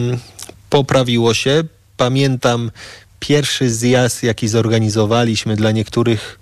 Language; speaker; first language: Polish; early bilingual, heritage; Polish